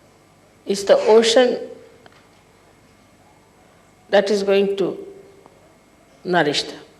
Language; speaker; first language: English; non-native, local second language; Hindi